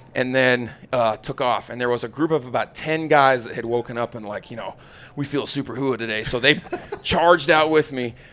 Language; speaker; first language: English; native; English